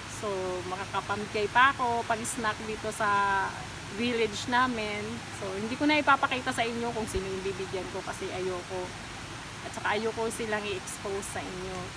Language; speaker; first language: Filipino; non-native, local second language; Waray